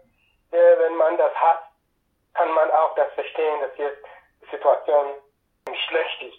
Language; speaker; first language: German; non-native, fluent; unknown